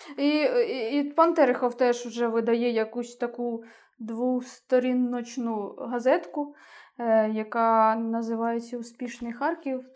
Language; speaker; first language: Ukrainian; native; Ukrainian